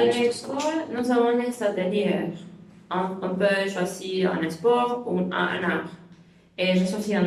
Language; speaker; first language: French; non-native, learner; Spanish